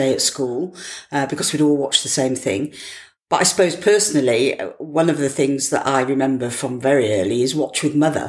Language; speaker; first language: English; native; English